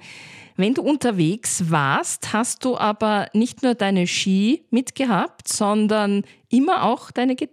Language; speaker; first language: German; native; German